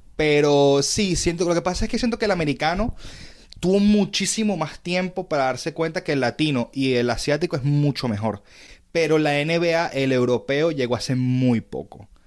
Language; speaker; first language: Spanish; native; Spanish